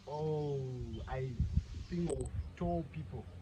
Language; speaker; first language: English; non-native, local second language; Kinyarwanda